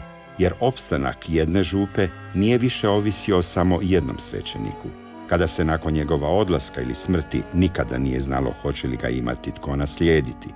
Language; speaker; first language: Croatian; native; Croatian